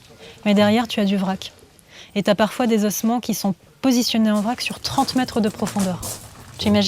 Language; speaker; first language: French; native; French